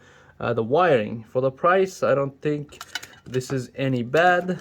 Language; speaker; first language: English; non-native, local second language; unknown